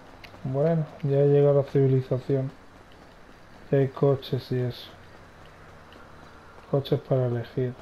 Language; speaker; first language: Spanish; native; Spanish